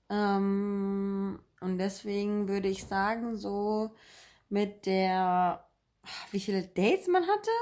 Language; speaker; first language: German; native; German